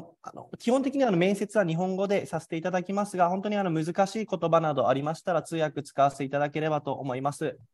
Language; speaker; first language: Japanese; native; Japanese